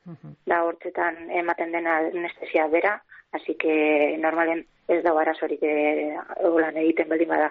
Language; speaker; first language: Basque; native; Basque